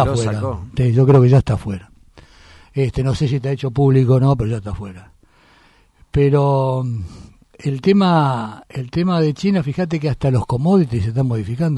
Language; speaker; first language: Spanish; native; Spanish